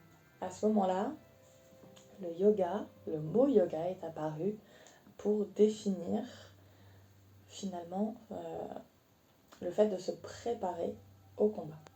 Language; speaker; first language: French; native; French